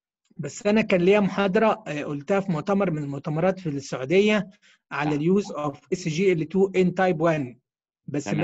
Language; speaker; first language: Arabic; native; Arabic